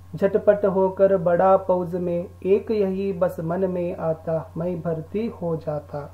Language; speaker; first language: Hindi; non-native, local second language; Kannada